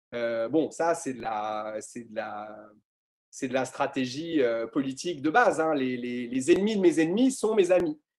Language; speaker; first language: French; native; French